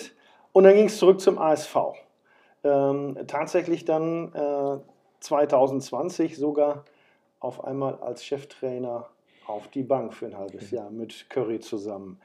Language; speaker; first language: German; native; German